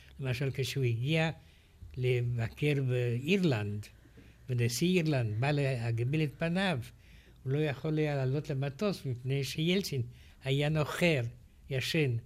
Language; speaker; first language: Hebrew; non-native, fluent; Romanian